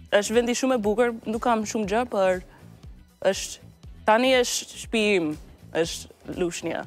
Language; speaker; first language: Albanian; non-native, learner; English